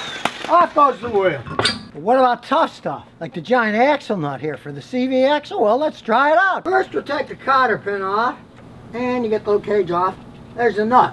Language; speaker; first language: English; native; English